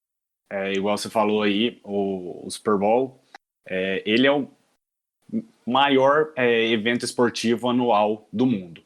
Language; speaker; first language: Portuguese; native; Portuguese